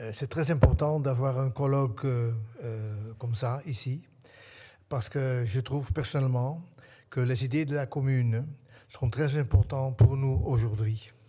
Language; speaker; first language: French; non-native, fluent; Dutch